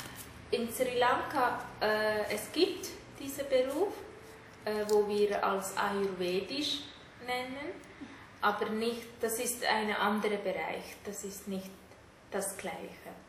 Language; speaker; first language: German; non-native, fluent; Tamil